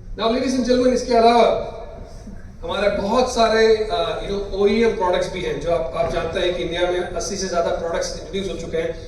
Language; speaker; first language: Hindi; non-native, local second language; Malayalam